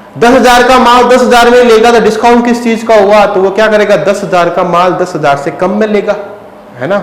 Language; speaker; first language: Hindi; native; Hindi